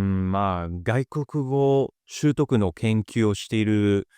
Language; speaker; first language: Japanese; non-native, fluent; French